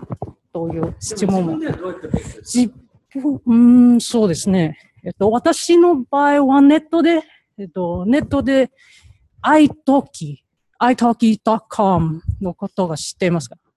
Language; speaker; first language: Japanese; non-native, learner; Chinese